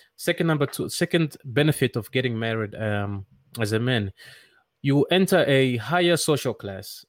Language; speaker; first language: English; non-native, fluent; Dutch